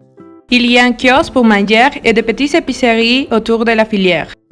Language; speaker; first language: French; non-native, learner; Spanish